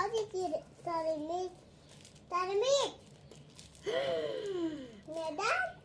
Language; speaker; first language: Turkish; early bilingual, other home language; Persian